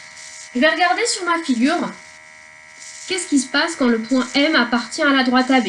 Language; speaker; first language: French; native; French